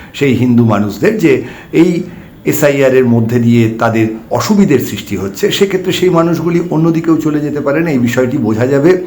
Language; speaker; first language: Bangla; native; Bangla